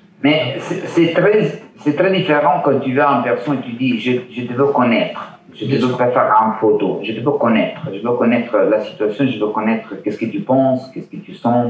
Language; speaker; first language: French; non-native, learner; Italian